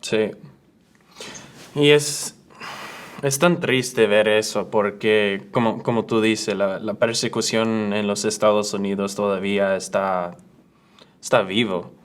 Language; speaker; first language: Spanish; early bilingual, other home language; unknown